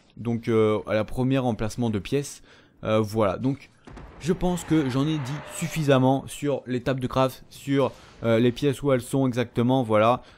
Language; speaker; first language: French; native; French